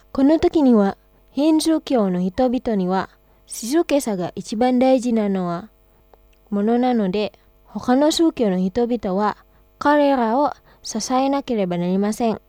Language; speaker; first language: Japanese; non-native, fluent; Indonesian